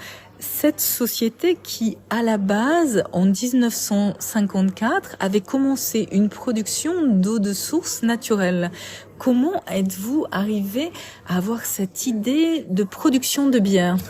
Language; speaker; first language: French; native; French